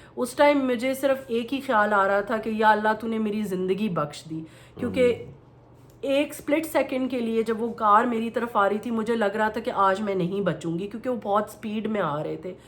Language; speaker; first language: Urdu; native; Urdu